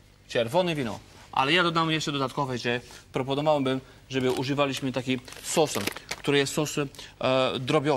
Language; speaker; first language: Polish; non-native, fluent; French